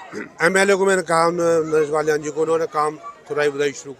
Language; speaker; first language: Hindi; native; Hindi